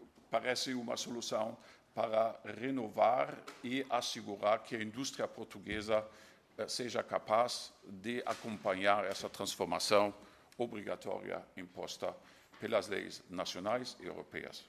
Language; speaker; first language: Portuguese; non-native, fluent; German